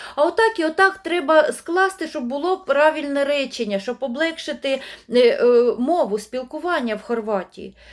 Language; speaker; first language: Ukrainian; non-native, local second language; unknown